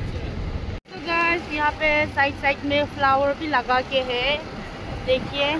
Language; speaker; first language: Hindi; non-native, local second language; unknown